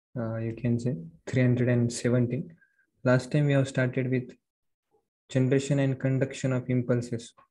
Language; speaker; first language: English; non-native, local second language; Marathi